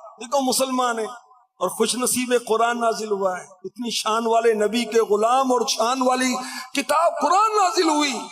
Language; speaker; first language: Urdu; non-native, local second language; Punjabi